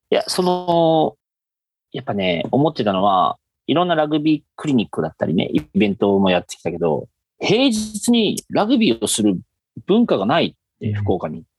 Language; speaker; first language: Japanese; native; Japanese